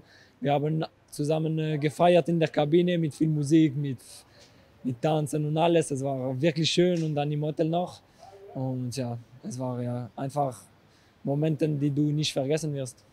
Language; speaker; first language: German; non-native, local second language; French